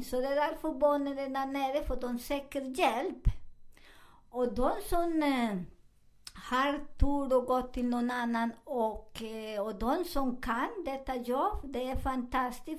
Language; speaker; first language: Swedish; non-native, learner; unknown